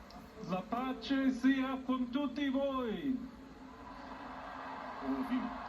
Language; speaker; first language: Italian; non-native, fluent; English